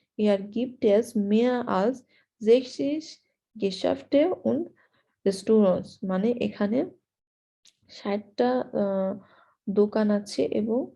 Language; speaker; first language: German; non-native, learner; Bangla